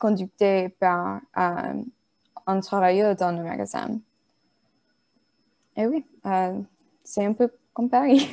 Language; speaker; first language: French; non-native, learner; English